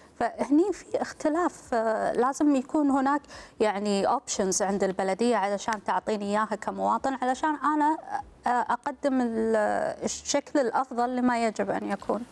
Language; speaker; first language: Arabic; native; Arabic